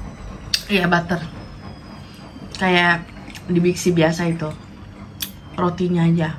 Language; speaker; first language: Indonesian; native; Indonesian